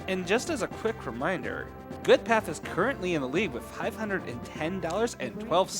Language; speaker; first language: English; native; English